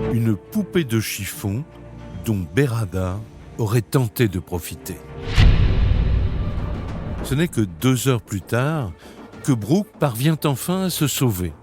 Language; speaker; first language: French; native; French